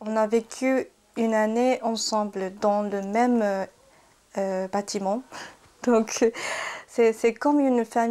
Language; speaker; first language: French; non-native, fluent; Japanese